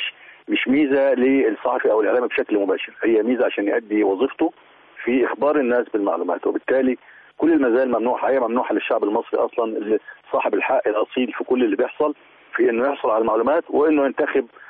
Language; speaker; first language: Arabic; native; Arabic